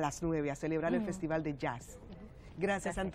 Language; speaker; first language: Spanish; native; Spanish